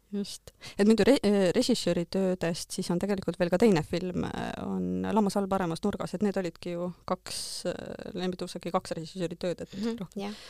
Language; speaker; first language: Estonian; native; Estonian